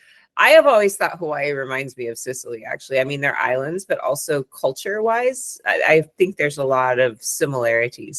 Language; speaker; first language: English; non-native, fluent; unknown